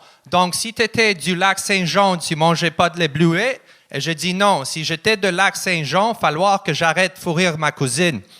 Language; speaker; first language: French; non-native, learner; Russian